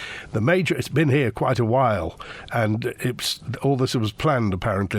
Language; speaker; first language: English; native; English